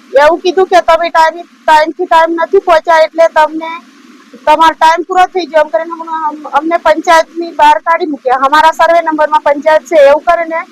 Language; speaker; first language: Gujarati; non-native, local second language; Bhili